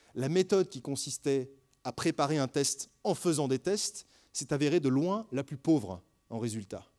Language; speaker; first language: French; native; French